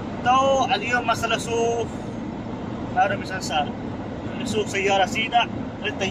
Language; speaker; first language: Arabic; non-native, learner; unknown